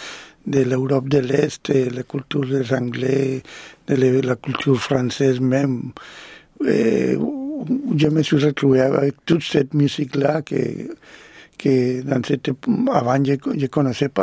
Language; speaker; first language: French; non-native, fluent; Spanish